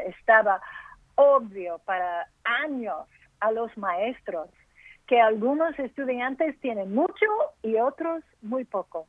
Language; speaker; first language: Spanish; early bilingual, heritage; English